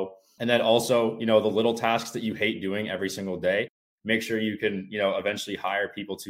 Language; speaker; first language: English; native; English